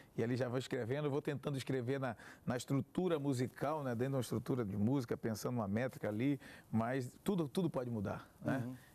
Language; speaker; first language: Portuguese; native; Portuguese